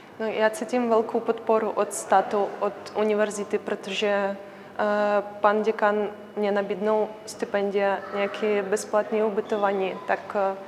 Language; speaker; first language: Czech; early bilingual, other home language; Ukrainian